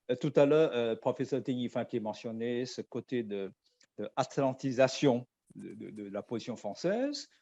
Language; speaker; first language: French; non-native, fluent; Chinese